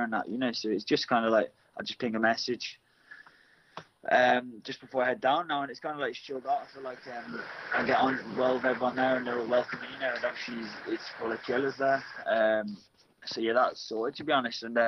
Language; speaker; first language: English; native; English